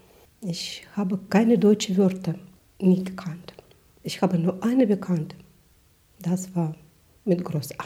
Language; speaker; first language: German; non-native, learner; Ukrainian